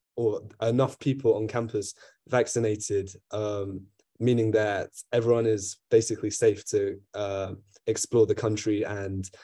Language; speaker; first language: English; native; English